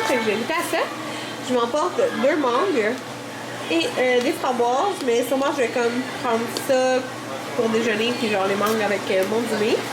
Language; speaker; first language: French; native; French